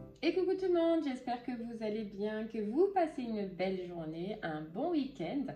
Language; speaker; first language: French; native; French